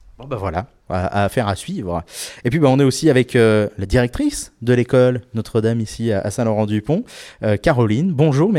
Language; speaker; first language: French; native; French